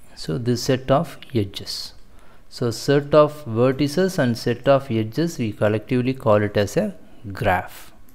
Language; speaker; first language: English; non-native, local second language; Tamil